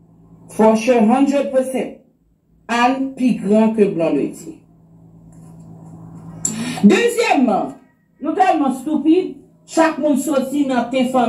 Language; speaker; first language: French; non-native, local second language; Haitian Creole